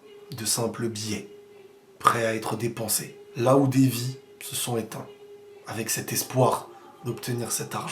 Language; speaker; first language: French; native; French